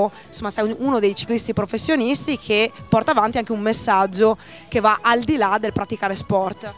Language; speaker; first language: Italian; native; Italian